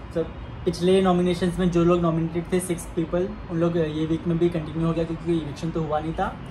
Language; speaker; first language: Hindi; non-native, local second language; Marwari